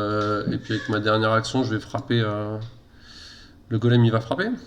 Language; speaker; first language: French; native; French